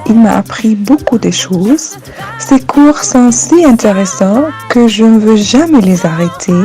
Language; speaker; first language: French; non-native, fluent; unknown